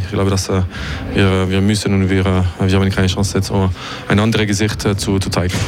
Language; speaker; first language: German; non-native, local second language; French